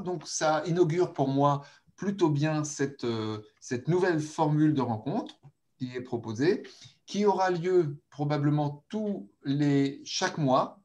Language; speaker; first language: French; native; French